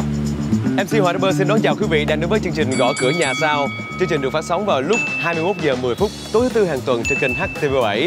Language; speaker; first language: Vietnamese; native; Vietnamese